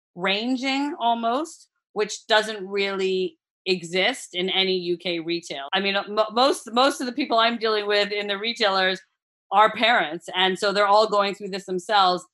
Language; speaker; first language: English; native; English